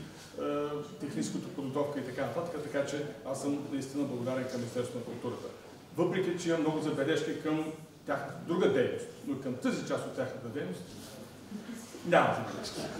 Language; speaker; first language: Bulgarian; native; Bulgarian